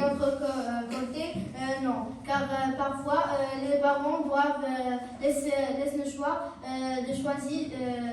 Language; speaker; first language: French; non-native, learner; Arabic